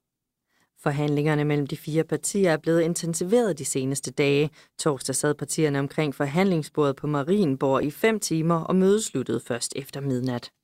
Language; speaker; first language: Danish; native; Danish